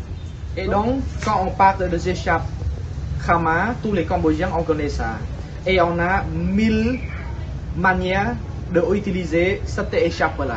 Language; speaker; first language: French; non-native, fluent; Khmer